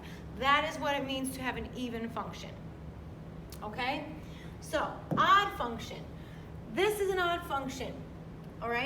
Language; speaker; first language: English; native; English